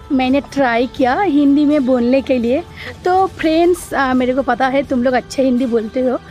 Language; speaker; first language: Hindi; non-native, local second language; Bangla